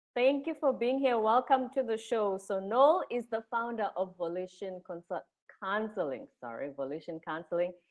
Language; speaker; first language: English; non-native, local second language; Zulu